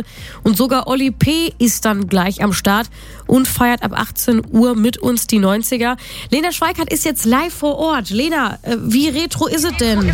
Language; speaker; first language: German; native; German